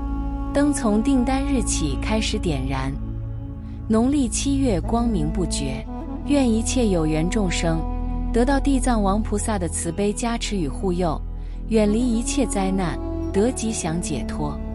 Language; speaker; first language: Chinese; native; Chinese